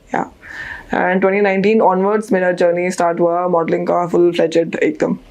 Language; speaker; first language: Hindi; non-native, local second language; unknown